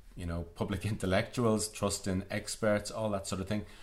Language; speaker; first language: English; native; English